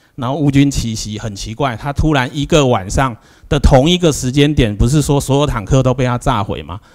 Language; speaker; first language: Chinese; native; Chinese